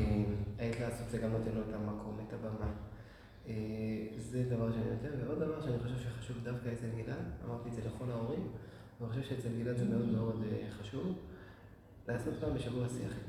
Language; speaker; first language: Hebrew; native; Hebrew